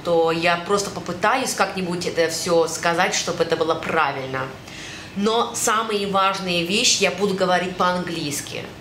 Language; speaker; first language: Russian; early bilingual, other home language; German